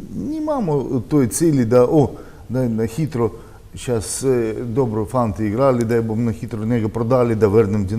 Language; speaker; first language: Slovenian; non-native, learner; Russian